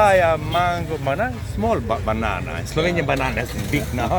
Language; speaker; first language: English; non-native, learner; Slovenian